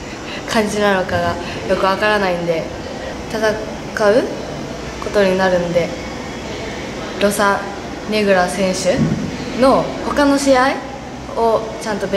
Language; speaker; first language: Japanese; native; Japanese